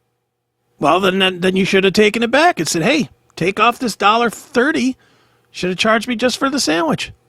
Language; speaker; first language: English; native; English